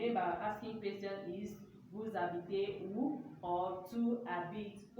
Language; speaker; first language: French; non-native, fluent; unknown